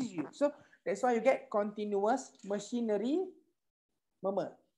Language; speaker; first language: English; non-native, local second language; Malay